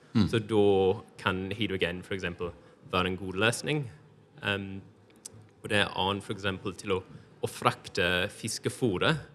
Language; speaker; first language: Norwegian; non-native, fluent; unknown